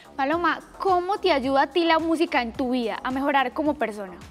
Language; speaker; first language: Spanish; early bilingual, heritage; English